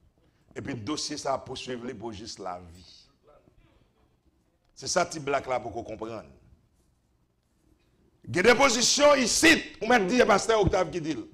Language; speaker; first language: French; non-native, local second language; Haitian Creole